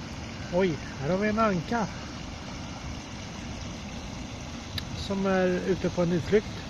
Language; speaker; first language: Swedish; native; Swedish